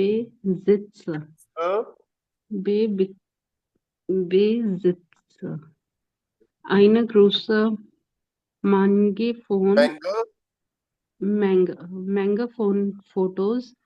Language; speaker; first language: German; non-native, learner; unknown